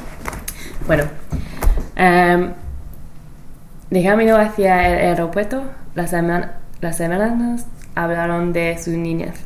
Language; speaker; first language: Spanish; non-native, learner; English